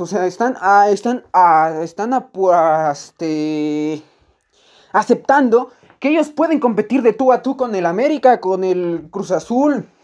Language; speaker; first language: Spanish; native; Spanish